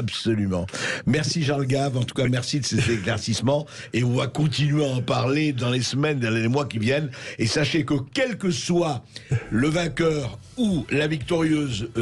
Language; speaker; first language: French; native; French